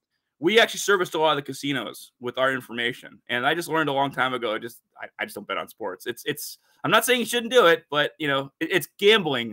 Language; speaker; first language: English; native; English